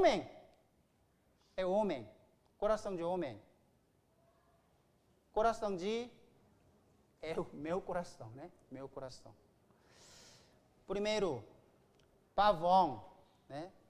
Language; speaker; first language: Portuguese; non-native, learner; Korean